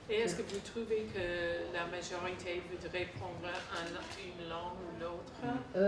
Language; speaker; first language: French; non-native, fluent; English